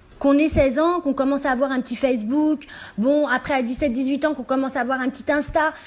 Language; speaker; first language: French; native; French